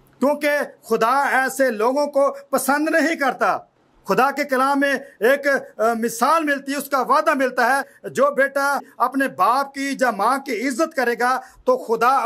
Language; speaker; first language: Urdu; non-native, local second language; Punjabi